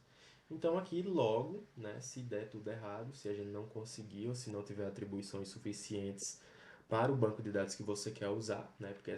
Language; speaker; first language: Portuguese; native; Portuguese